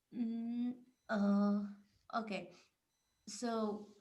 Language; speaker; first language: English; non-native, learner; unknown